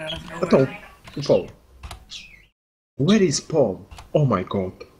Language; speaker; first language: English; non-native, learner; Portuguese